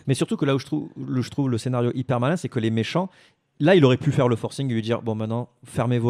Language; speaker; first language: French; native; French